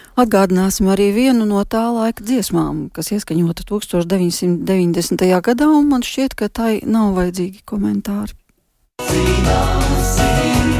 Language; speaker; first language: Latvian; native; Latvian